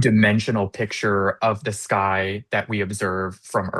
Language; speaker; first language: English; native; English